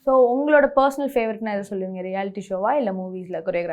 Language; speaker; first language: Tamil; native; Tamil